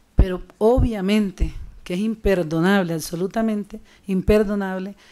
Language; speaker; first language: Spanish; native; Spanish